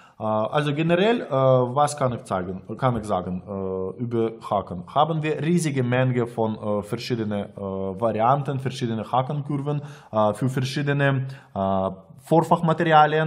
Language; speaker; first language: German; non-native, learner; Russian